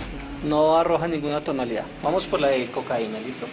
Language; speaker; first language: Spanish; native; Spanish